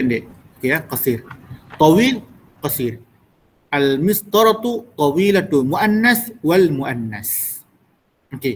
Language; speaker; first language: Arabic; non-native, fluent; Malay